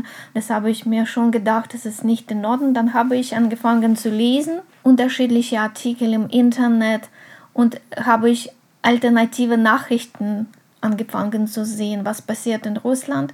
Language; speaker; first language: German; non-native, fluent; Russian